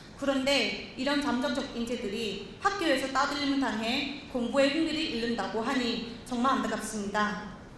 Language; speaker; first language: Korean; non-native, fluent; Vietnamese